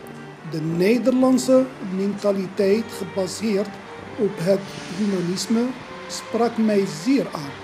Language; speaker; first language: Dutch; non-native, fluent; Arabic